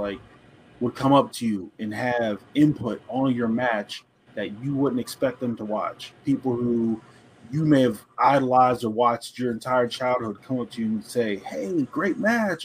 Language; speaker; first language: English; native; English